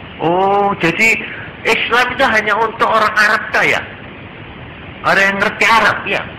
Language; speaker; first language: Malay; non-native, local second language; Javanese